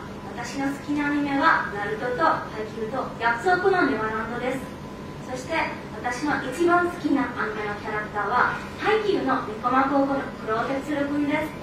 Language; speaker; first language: Japanese; non-native, fluent; Bangla